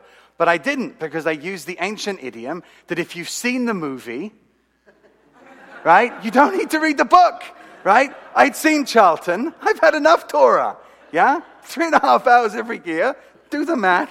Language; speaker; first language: English; native; English